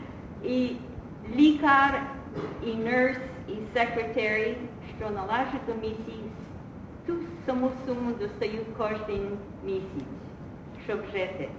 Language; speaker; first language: Ukrainian; early bilingual, heritage; Ukrainian